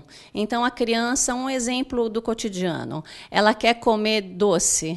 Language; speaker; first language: Portuguese; native; Portuguese